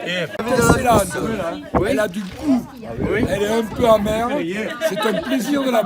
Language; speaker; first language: French; native; French